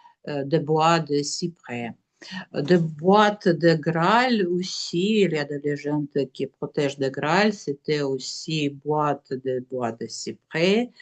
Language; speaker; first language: French; non-native, learner; Russian